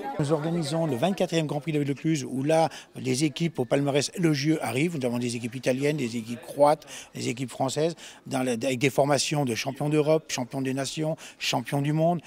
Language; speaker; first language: French; native; French